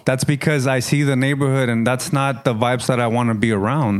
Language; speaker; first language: English; early bilingual, other home language; Spanish